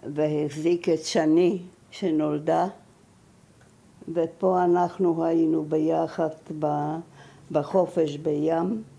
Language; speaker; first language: Hebrew; non-native, fluent; German